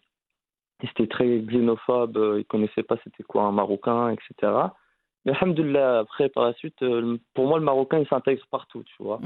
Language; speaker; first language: French; early bilingual, other home language; Arabic